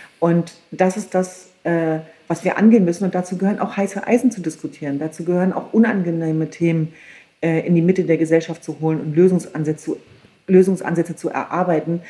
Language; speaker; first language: German; early bilingual, other home language; Kurdish